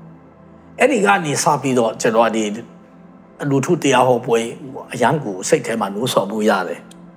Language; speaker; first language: Burmese; non-native, local second language; Tedim Chin